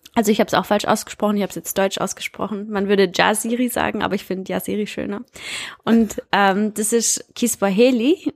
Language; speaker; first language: German; early bilingual, heritage; German